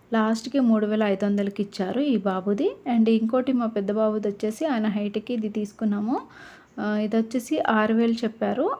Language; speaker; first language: Telugu; native; Telugu